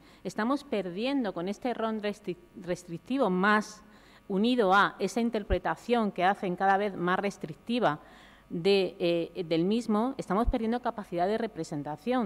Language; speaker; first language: Spanish; native; Spanish